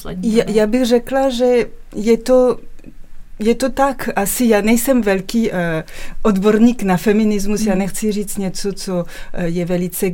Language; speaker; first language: Czech; non-native, fluent; French